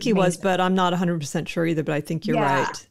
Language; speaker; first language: English; native; English